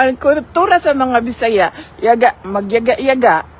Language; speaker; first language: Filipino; non-native, local second language; Cebuano